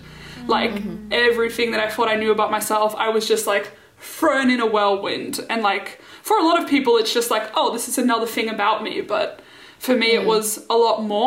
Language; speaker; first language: English; native; English